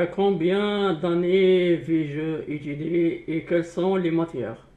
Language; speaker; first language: French; non-native, local second language; Arabic